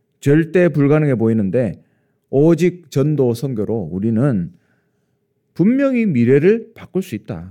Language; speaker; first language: Korean; native; Korean